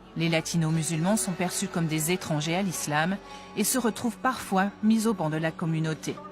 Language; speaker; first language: French; native; French